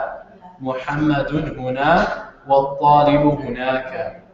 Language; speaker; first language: Arabic; non-native, fluent; English